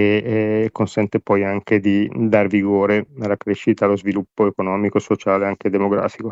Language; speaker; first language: Italian; native; Italian